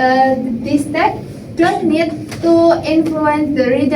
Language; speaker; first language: English; non-native, learner; Indonesian